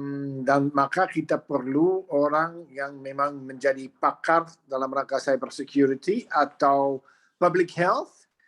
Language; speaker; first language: Indonesian; non-native, fluent; Dutch